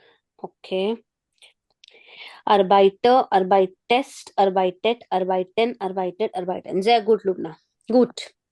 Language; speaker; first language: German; non-native, fluent; Hindi